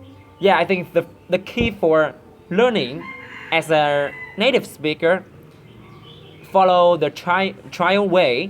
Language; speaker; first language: English; non-native, learner; Vietnamese